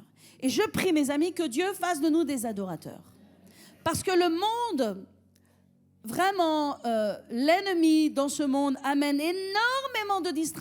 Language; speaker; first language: French; native; French